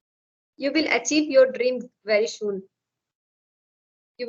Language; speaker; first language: English; non-native, learner; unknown